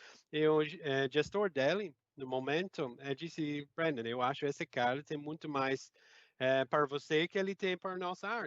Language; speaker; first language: Portuguese; non-native, fluent; English